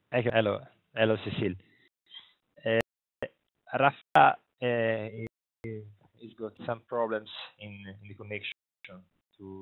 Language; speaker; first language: English; non-native, fluent; Italian